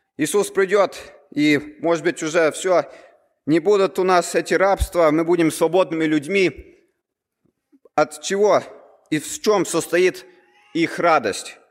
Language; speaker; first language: Russian; early bilingual, heritage; Russian